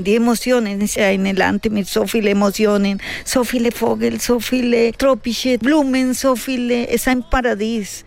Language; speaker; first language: German; non-native, learner; Spanish